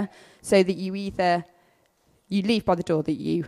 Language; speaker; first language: English; native; English